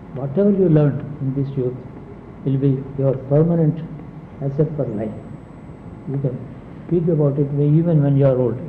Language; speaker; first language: English; non-native, local second language; Telugu